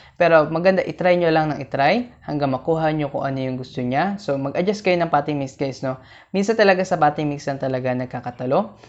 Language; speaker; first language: Filipino; native; Filipino